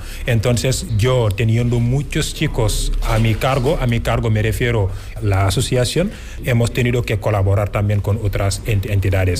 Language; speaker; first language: Spanish; non-native, fluent; Wolof